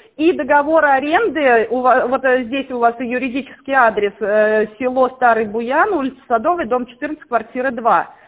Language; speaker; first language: Russian; native; Russian